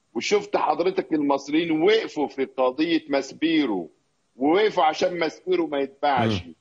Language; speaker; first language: Arabic; native; Arabic